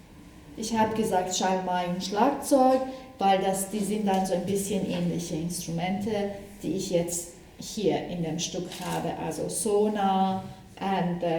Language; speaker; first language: German; non-native, fluent; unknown